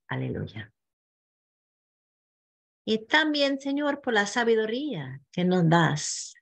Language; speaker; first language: Spanish; non-native, fluent; English